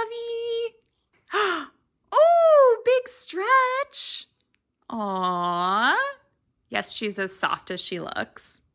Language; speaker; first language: English; native; English